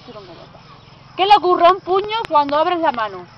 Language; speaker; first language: Spanish; native; Spanish